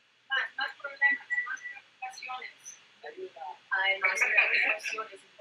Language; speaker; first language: Spanish; non-native, learner; English